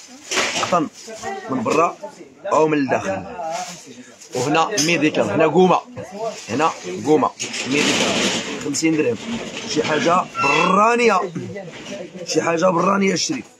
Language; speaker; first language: Arabic; native; Arabic